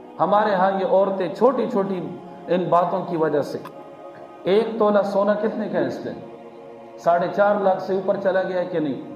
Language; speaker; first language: Urdu; non-native, local second language; Pashto